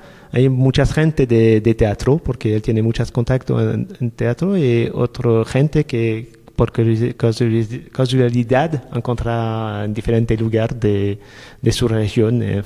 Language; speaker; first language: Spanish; non-native, learner; French